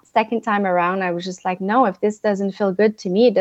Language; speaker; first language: English; non-native, fluent; French